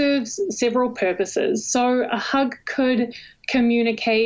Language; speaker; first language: English; native; English